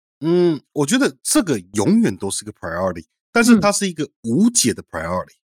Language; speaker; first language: Chinese; native; Chinese